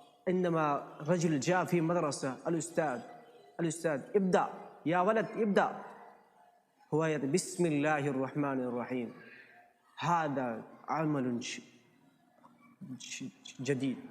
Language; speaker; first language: Arabic; non-native, learner; Urdu